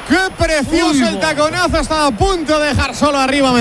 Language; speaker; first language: Spanish; native; Spanish